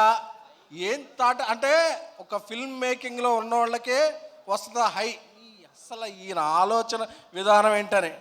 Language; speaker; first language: Telugu; native; Telugu